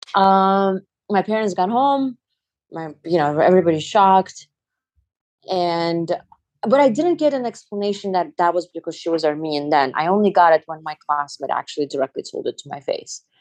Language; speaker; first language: English; non-native, fluent; Azerbaijani